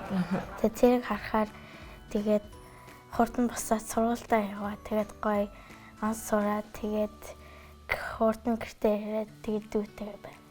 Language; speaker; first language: Mongolian; early bilingual, heritage; Mongolian